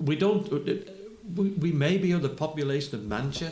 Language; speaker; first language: English; native; English